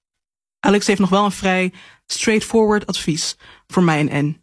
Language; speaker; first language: Dutch; native; Dutch